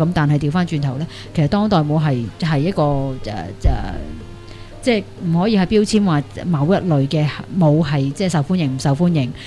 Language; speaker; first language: Cantonese; native; Cantonese